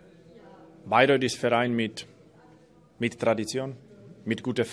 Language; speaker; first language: German; non-native, fluent; Slovak